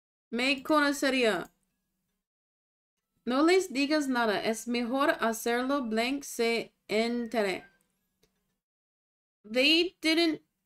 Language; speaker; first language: Spanish; non-native, learner; English